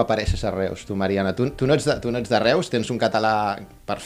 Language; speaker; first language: Catalan; native; Catalan